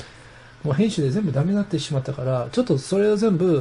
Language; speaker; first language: Japanese; non-native, fluent; English